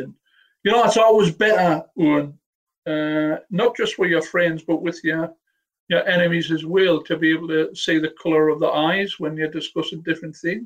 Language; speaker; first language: English; native; English